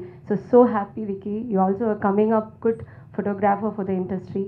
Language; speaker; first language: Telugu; non-native, learner; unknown